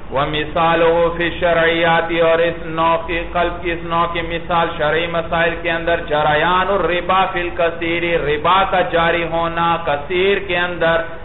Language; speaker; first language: Urdu; native; Urdu